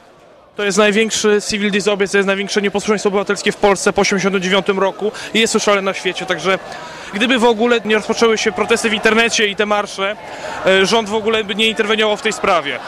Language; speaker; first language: Polish; native; Polish